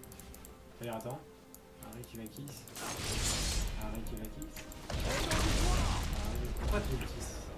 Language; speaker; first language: French; native; French